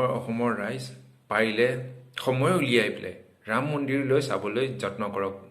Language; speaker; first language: Assamese; non-native, local second language; Hindi